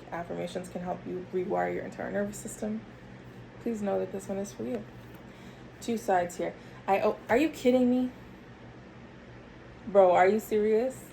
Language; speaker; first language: English; native; English